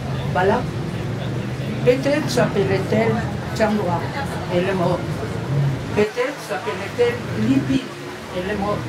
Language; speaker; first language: French; non-native, fluent; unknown